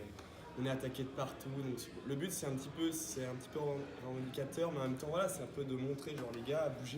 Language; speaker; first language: French; native; French